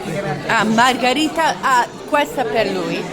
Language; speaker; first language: Italian; non-native, learner; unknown